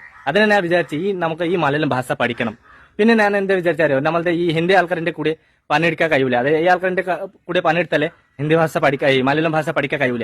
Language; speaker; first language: Malayalam; non-native, learner; Hindi